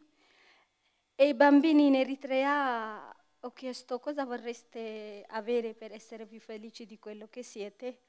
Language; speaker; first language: Italian; non-native, fluent; Tigrinya